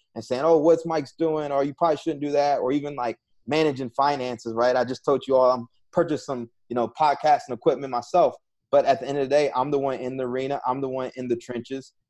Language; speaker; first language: English; native; English